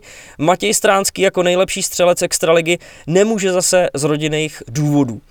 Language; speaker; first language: Czech; native; Czech